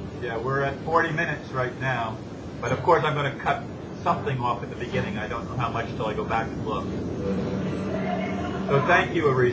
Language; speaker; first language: English; native; English